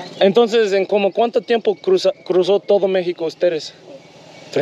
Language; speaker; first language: Spanish; non-native, learner; English